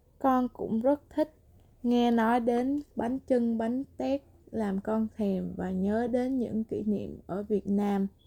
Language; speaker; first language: Vietnamese; early bilingual, other home language; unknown